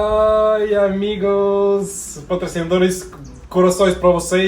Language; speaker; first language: Portuguese; non-native, learner; Russian